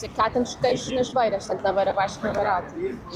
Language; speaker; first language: Portuguese; native; Portuguese